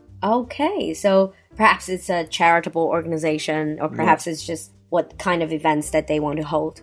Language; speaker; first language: English; non-native, fluent; Chinese